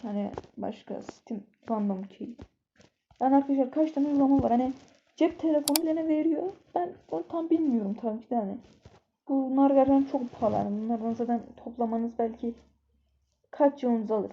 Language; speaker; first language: Turkish; native; Turkish